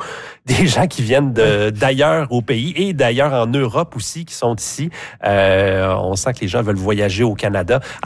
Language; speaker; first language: French; native; French